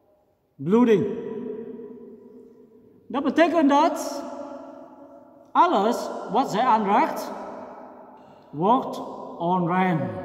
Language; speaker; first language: Dutch; non-native, fluent; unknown